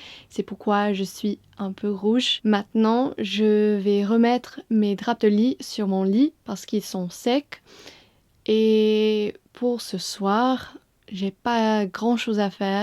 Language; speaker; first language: French; non-native, fluent; English